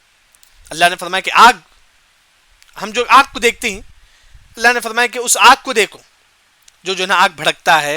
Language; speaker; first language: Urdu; non-native, local second language; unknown